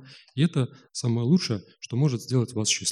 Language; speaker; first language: Russian; native; Russian